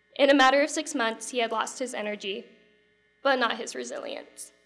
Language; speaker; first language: English; native; English